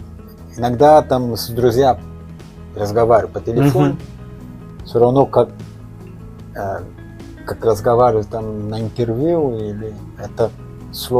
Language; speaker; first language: Russian; non-native, learner; Portuguese